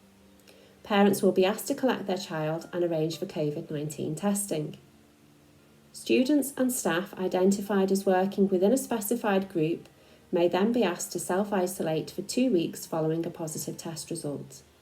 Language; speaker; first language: English; native; English